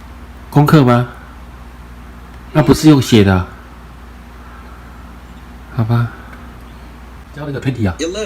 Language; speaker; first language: Chinese; native; Chinese